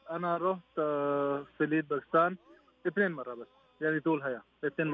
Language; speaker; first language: Arabic; non-native, learner; Urdu